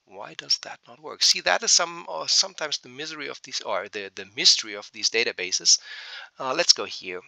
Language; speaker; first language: English; non-native, fluent; German